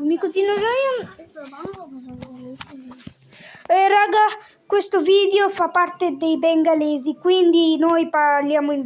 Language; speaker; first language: Italian; early bilingual, other home language; Bangla